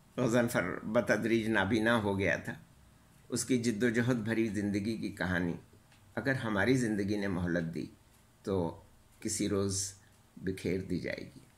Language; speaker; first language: Urdu; native; Urdu